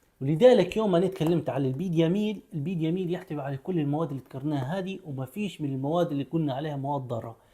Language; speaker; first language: Arabic; native; Arabic